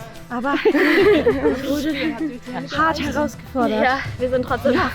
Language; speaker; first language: German; native; German